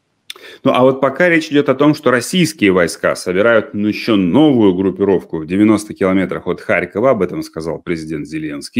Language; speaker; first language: Russian; native; Russian